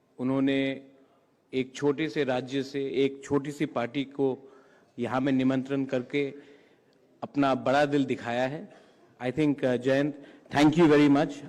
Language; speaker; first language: Hindi; non-native, local second language; Kok Borok